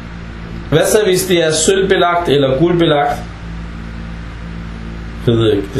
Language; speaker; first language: Danish; non-native, fluent; Arabic